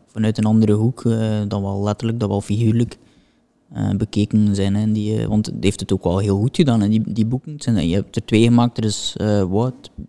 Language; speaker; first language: Dutch; native; Dutch